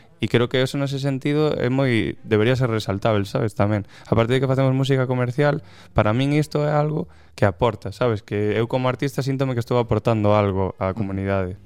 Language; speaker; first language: Galician; non-native, local second language; Spanish